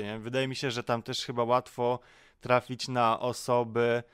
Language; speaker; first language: Polish; native; Polish